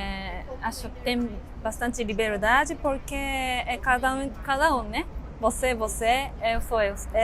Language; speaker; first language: Portuguese; non-native, learner; Japanese